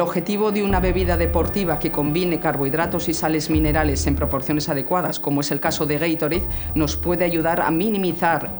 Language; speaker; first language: Spanish; native; Spanish